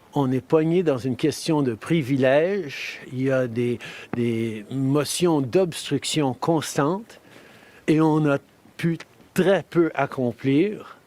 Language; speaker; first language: French; native; French